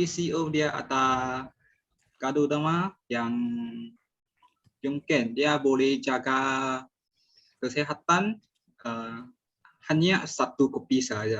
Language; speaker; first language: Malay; non-native, local second language; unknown